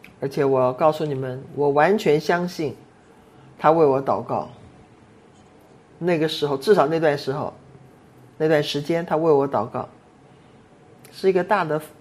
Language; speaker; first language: Chinese; non-native, local second language; Cantonese